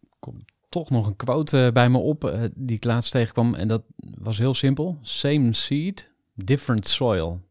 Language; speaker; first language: Dutch; native; Dutch